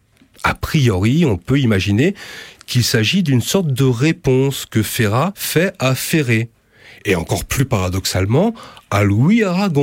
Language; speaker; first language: French; native; French